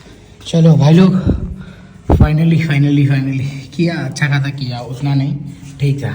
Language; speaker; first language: Hindi; native; Hindi